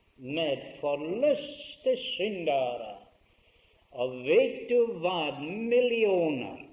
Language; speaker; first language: Norwegian; early bilingual, heritage; Norwegian